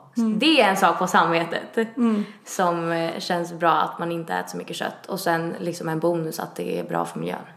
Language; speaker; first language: Swedish; early bilingual, other home language; Italian